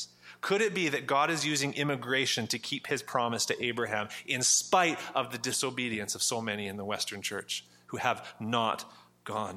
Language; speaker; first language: English; native; English